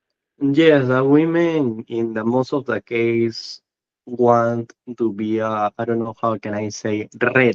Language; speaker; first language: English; non-native, learner; Spanish